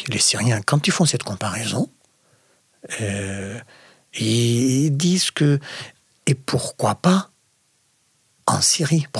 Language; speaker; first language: French; non-native, fluent; Arabic